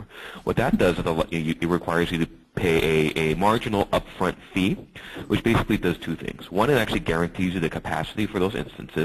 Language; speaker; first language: English; native; English